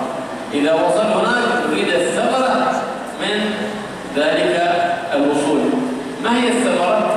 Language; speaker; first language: Arabic; native; Arabic